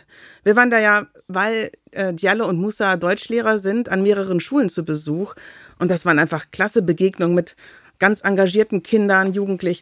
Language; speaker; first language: German; native; German